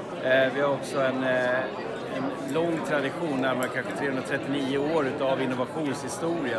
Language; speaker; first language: Swedish; native; Swedish